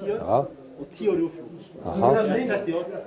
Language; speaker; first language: Norwegian; early bilingual, other home language; Somali